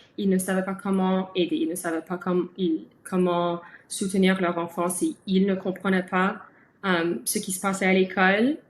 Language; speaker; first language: French; early bilingual, other home language; Italian